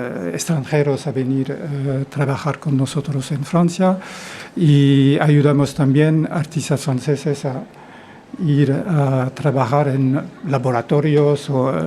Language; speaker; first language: Spanish; non-native, fluent; French